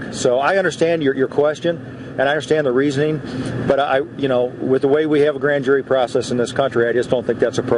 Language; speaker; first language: English; native; English